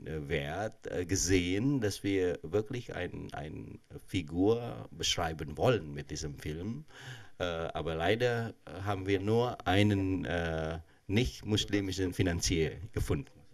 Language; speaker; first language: German; non-native, fluent; Indonesian